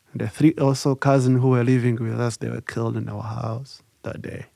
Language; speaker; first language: English; non-native, local second language; Kinyarwanda